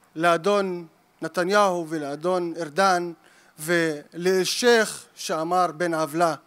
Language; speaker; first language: Hebrew; native; Hebrew